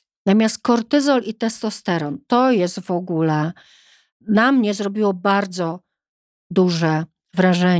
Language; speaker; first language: Polish; native; Polish